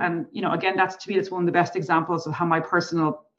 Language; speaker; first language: English; native; English